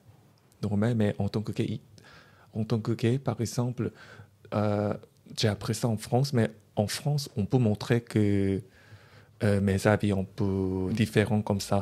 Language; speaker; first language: French; non-native, learner; Korean